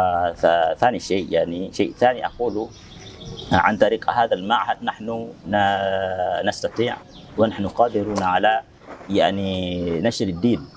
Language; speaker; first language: Arabic; non-native, fluent; Indonesian